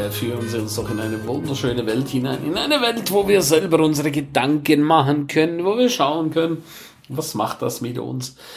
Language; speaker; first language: German; non-native, local second language; Romansh